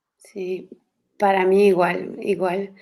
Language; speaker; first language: Spanish; non-native, learner; French